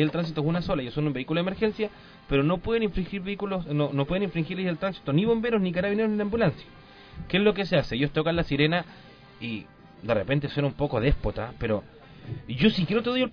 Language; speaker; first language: Spanish; native; Spanish